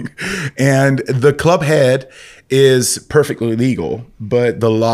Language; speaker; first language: English; non-native, fluent; German